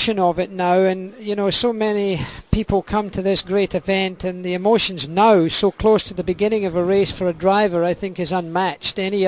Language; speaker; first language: English; native; English